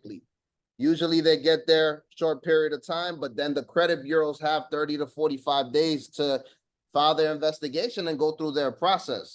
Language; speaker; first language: English; native; English